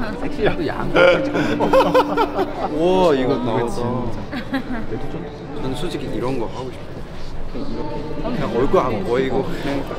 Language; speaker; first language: Korean; non-native, fluent; Cantonese